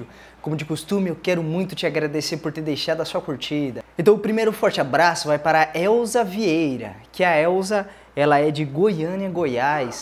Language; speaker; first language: Portuguese; native; Portuguese